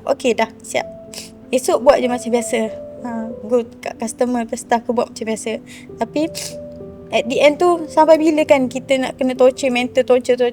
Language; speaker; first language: Malay; native; Malay